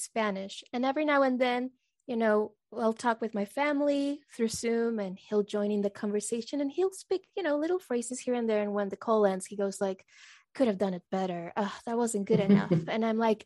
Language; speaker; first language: English; non-native, fluent; Spanish